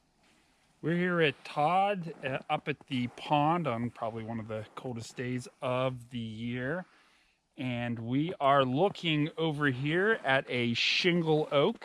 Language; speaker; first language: English; native; English